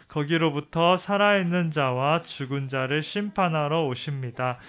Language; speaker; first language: Korean; native; Korean